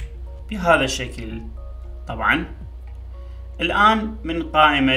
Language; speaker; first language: Arabic; native; Arabic